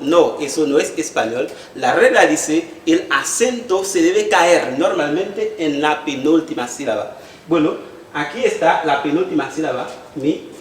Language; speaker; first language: Spanish; non-native, fluent; Haitian Creole